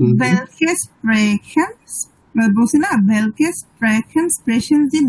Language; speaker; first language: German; non-native, learner; Bangla